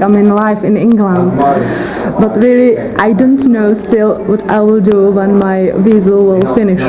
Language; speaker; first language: English; non-native, learner; Czech